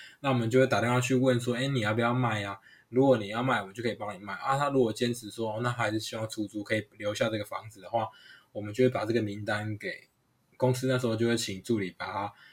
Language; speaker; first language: Chinese; non-native, local second language; Hakka Chinese